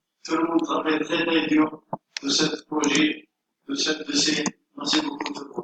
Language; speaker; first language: French; non-native, learner; Arabic